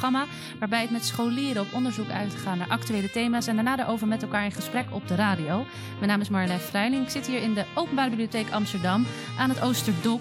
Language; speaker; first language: Dutch; native; Dutch